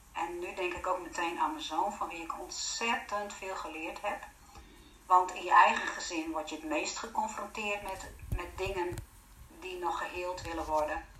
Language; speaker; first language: Dutch; non-native, fluent; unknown